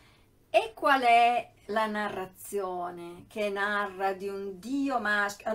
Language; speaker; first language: Italian; native; Italian